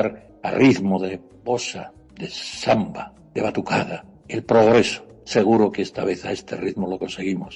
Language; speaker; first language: Spanish; native; Spanish